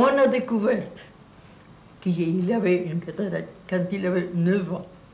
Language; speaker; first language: French; non-native, fluent; Spanish